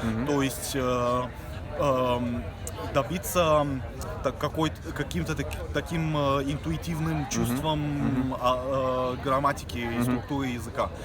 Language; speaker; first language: Russian; early bilingual, other home language; Bulgarian